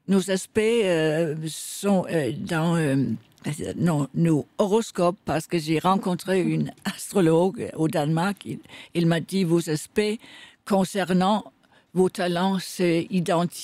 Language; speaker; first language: French; non-native, fluent; Danish